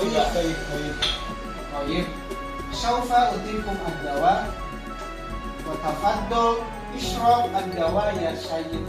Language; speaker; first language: Arabic; non-native, learner; Indonesian